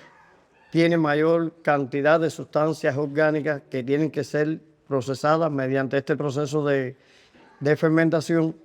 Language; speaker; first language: Spanish; native; Spanish